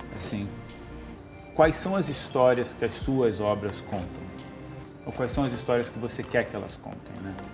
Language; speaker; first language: Portuguese; native; Portuguese